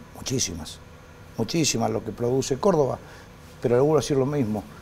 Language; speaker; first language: Spanish; native; Spanish